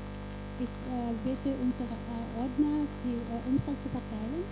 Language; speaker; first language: German; non-native, fluent; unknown